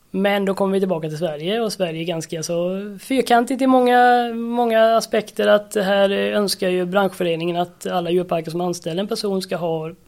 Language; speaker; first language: Swedish; native; Swedish